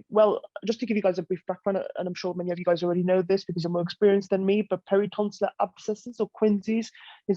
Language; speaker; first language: English; native; English